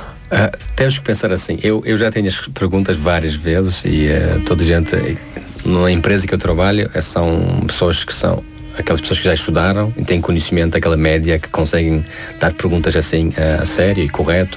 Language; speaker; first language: Portuguese; non-native, learner; Tajik